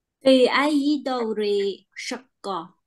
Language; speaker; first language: Arabic; non-native, learner; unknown